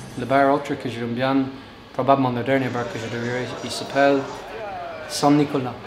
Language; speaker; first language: French; non-native, learner; English